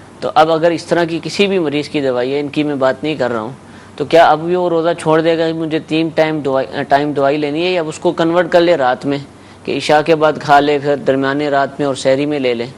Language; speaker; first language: Urdu; native; Urdu